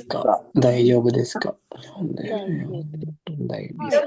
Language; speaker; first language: Japanese; non-native, learner; Sinhala